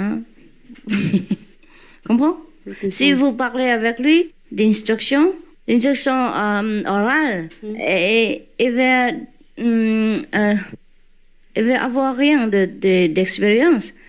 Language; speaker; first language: French; non-native, learner; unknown